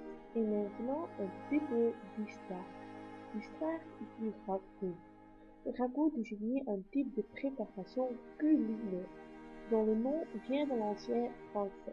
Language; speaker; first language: French; non-native, learner; Dutch